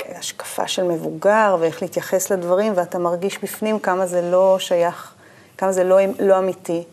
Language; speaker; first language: Hebrew; native; Hebrew